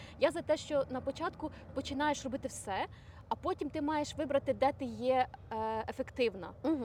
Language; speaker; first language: Ukrainian; native; Ukrainian